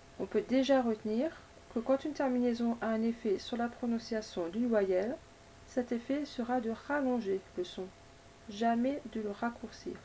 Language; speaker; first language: French; native; French